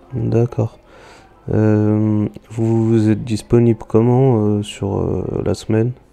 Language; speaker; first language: French; native; French